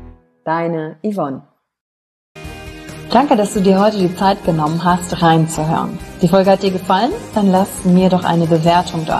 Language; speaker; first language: German; native; German